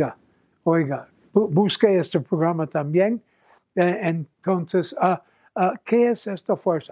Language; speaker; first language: Spanish; non-native, fluent; English